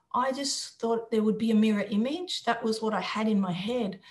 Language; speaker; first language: English; native; English